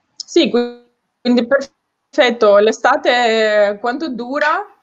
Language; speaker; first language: Italian; non-native, learner; Ukrainian